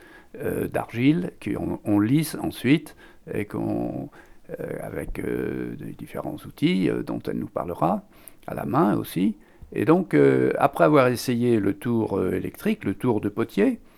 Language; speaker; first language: French; native; French